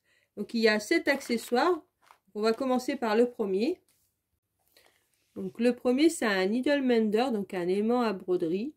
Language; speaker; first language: French; native; French